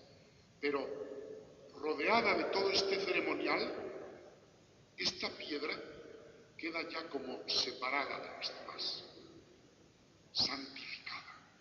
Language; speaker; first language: Spanish; native; Spanish